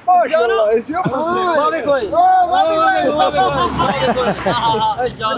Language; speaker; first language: Arabic; non-native, learner; Bangla